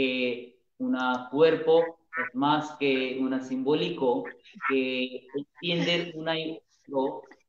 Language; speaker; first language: Spanish; non-native, learner; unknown